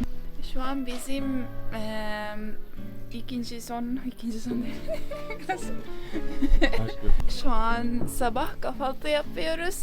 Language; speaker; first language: Turkish; non-native, learner; Estonian